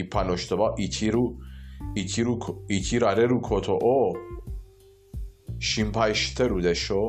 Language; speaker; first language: Japanese; non-native, fluent; Persian